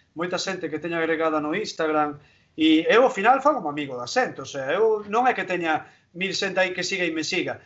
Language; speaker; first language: Galician; non-native, local second language; Spanish